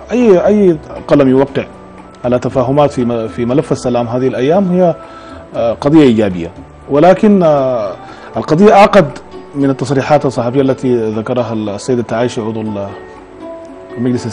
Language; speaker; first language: Arabic; native; Arabic